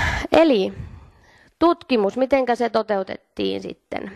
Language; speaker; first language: Finnish; native; Finnish